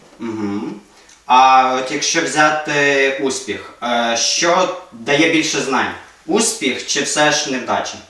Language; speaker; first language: Ukrainian; native; Ukrainian